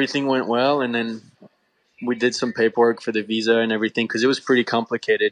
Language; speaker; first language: English; non-native, fluent; French